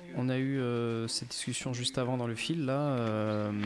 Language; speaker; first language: French; native; French